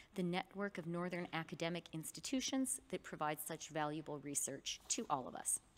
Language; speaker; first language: English; native; English